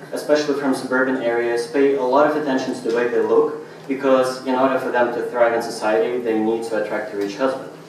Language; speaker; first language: English; non-native, fluent; Russian